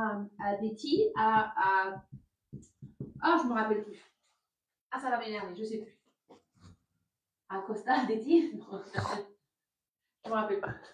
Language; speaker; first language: French; native; French